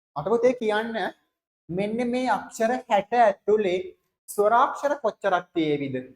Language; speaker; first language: Sinhala; non-native, local second language; Tamil